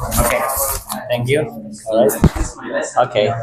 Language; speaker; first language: English; non-native, fluent; Indonesian